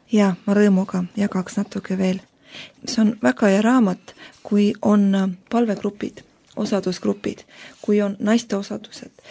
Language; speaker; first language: Estonian; non-native, local second language; Russian